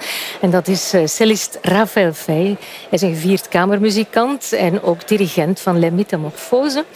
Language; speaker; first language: Dutch; native; Dutch